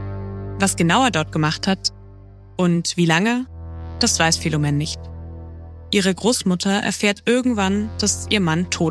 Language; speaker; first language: German; native; German